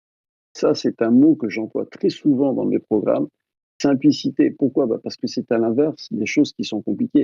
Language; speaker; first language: French; native; French